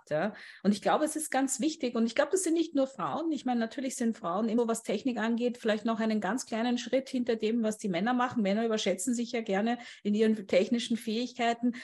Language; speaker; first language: German; native; German